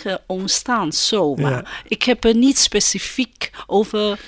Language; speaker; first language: Dutch; non-native, learner; Chinese